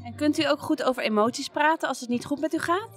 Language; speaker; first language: Dutch; native; Dutch